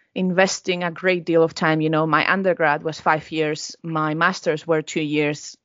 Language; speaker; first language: English; non-native, fluent; Spanish